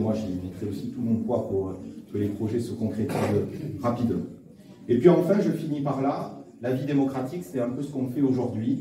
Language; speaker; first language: French; native; French